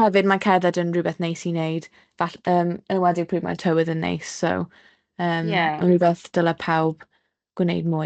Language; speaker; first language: Welsh; non-native, local second language; English